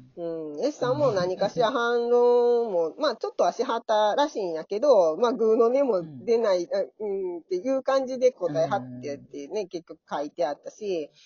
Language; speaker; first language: Japanese; native; Japanese